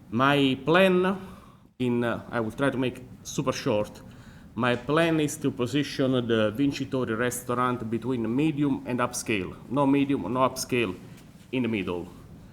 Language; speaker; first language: English; non-native, fluent; Italian